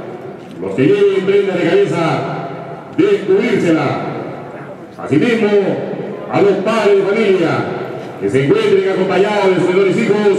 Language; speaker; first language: Spanish; native; Spanish